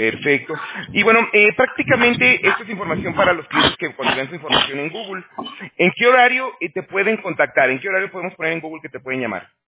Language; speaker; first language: Spanish; native; Spanish